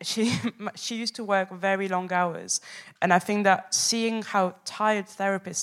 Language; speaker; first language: English; non-native, fluent; French